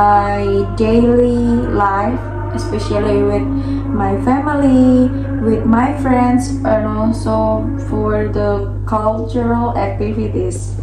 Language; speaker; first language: English; non-native, learner; Indonesian